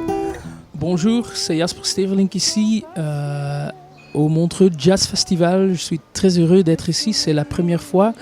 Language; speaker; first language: French; non-native, local second language; Dutch